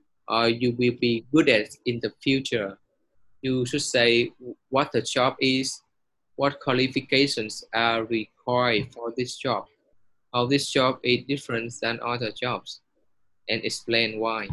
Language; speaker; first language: English; non-native, learner; Vietnamese